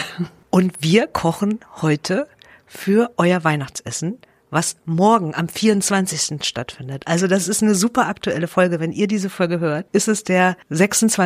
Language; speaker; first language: German; native; German